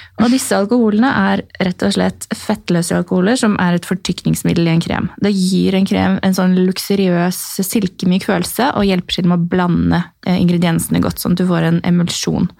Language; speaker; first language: Norwegian; native; Norwegian